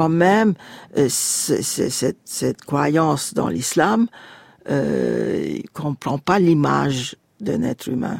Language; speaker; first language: French; non-native, fluent; Turkish